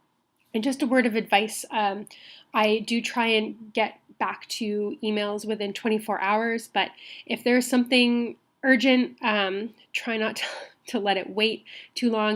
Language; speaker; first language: English; native; English